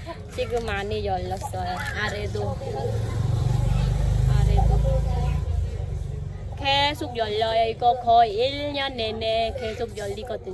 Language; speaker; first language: Korean; non-native, fluent; Khmer